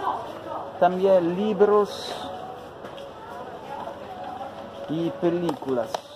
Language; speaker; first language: Spanish; non-native, fluent; Italian